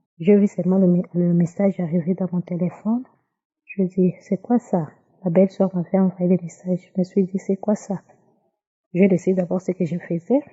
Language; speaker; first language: French; non-native, local second language; Lingala